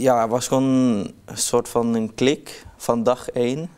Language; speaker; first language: Dutch; non-native, learner; Norwegian